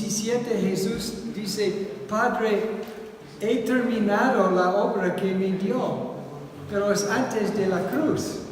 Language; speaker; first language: Spanish; non-native, fluent; English